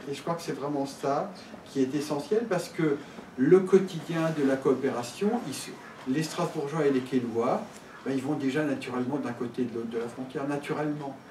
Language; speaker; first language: French; native; French